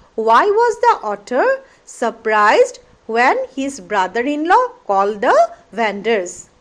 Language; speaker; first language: English; non-native, local second language; Assamese